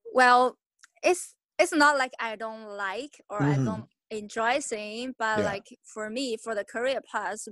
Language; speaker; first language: English; non-native, fluent; Chinese